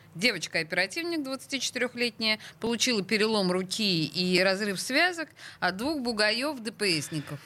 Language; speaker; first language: Russian; native; Russian